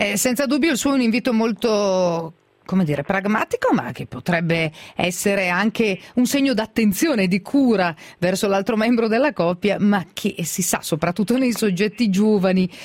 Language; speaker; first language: Italian; native; Italian